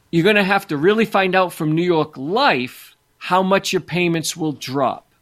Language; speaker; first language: English; native; English